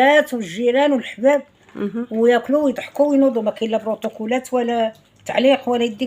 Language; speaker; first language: Arabic; native; Arabic